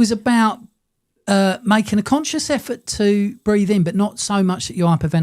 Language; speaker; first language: English; native; English